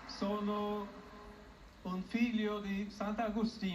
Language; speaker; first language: Italian; non-native, fluent; English